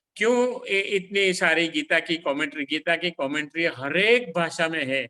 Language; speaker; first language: Hindi; non-native, local second language; Gujarati